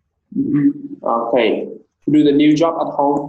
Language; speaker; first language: English; non-native, learner; Vietnamese